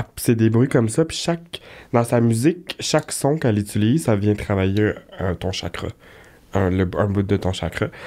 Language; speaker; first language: French; native; French